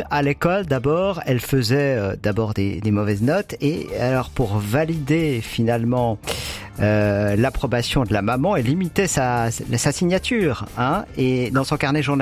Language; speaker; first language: French; native; French